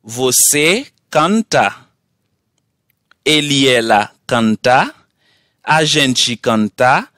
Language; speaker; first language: Portuguese; non-native, fluent; Haitian Creole